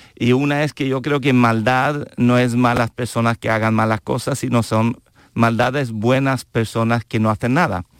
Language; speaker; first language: Spanish; non-native, fluent; Swedish